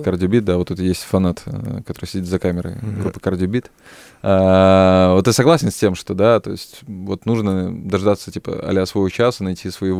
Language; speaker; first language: Russian; native; Russian